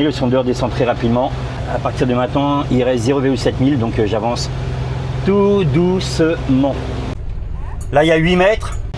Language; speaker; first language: French; native; French